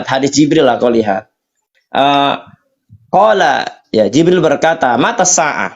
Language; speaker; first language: Indonesian; native; Indonesian